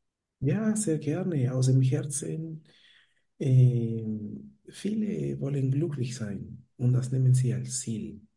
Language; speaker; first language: German; non-native, fluent; Spanish